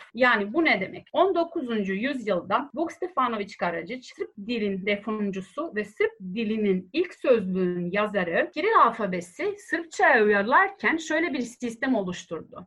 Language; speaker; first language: Turkish; non-native, fluent; Serbian